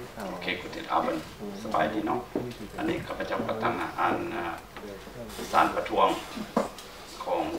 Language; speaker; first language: German; non-native, learner; Lao